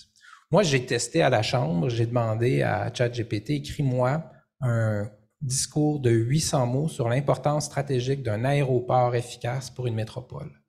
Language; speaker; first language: French; native; French